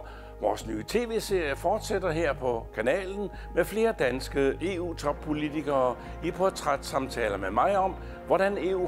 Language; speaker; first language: Danish; native; Danish